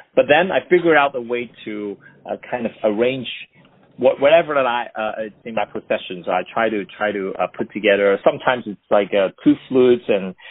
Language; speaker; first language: English; non-native, local second language; Cantonese